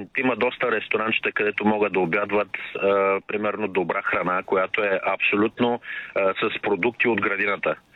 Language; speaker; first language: Bulgarian; non-native, local second language; Turkish